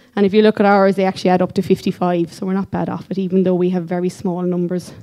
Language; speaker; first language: English; native; English